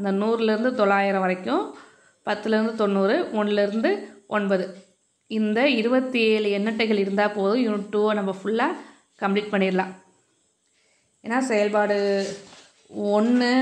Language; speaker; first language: Tamil; native; Tamil